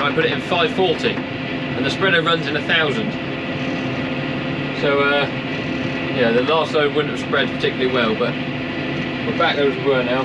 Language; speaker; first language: English; native; English